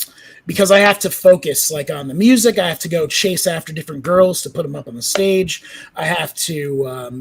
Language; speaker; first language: English; native; English